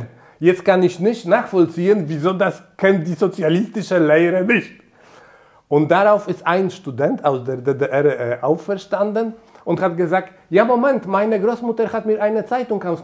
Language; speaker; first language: German; non-native, fluent; Polish